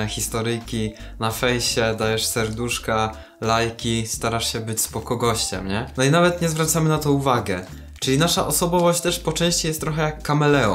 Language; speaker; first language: Polish; native; Polish